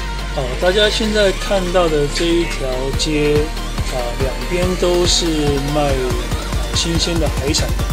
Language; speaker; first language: Chinese; native; Chinese